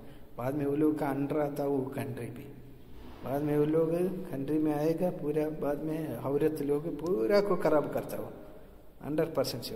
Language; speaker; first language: Hindi; non-native, local second language; Malayalam